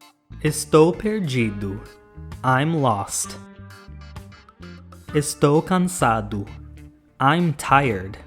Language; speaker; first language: Portuguese; non-native, fluent; English